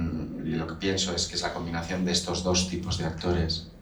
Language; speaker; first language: Spanish; native; Spanish